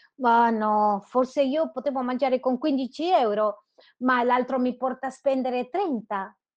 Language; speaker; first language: Italian; non-native, fluent; Spanish